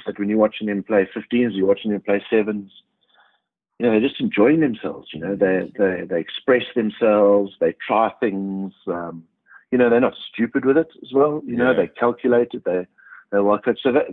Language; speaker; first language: English; native; English